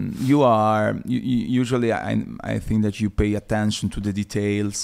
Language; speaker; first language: English; non-native, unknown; Italian